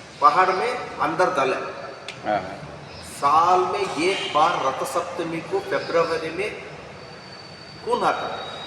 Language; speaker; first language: Hindi; non-native, learner; Telugu